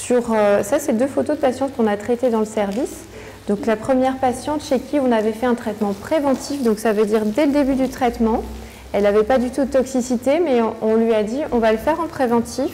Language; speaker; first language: French; native; French